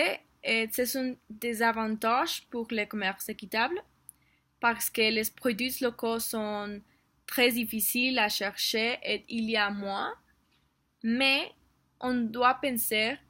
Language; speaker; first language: French; non-native, learner; Spanish